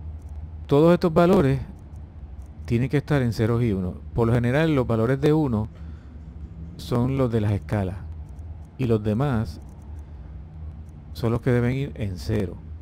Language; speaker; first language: Spanish; native; Spanish